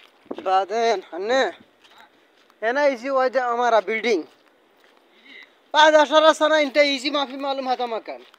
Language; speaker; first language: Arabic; non-native, learner; Bangla